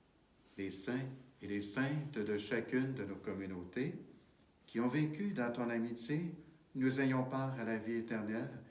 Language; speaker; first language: French; native; French